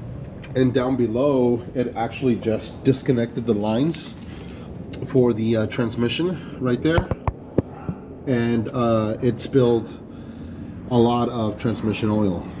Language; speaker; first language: English; native; English